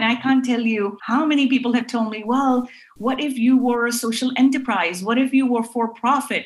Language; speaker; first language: English; non-native, local second language; Urdu